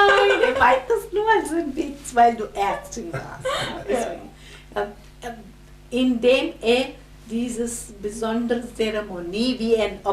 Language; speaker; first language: German; non-native, fluent; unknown